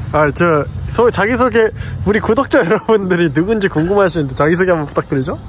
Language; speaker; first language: Korean; native; Korean